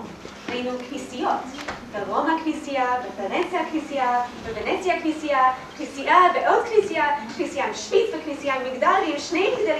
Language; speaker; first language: Hebrew; non-native, learner; English